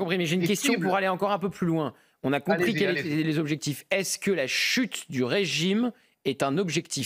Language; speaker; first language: French; native; French